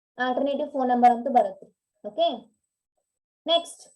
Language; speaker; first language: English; non-native, local second language; Kannada